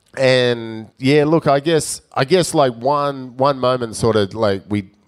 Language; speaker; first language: English; native; English